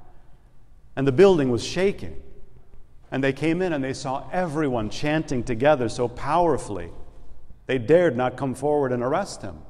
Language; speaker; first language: English; native; English